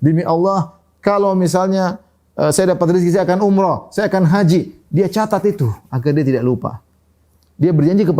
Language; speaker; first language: Indonesian; native; Indonesian